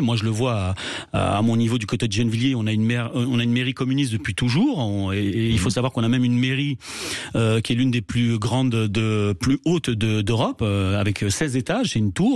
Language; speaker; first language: French; native; French